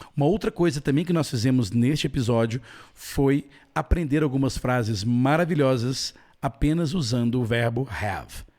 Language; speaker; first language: Portuguese; native; Portuguese